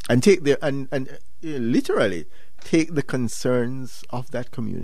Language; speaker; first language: English; non-native, local second language; Jamaican Creole English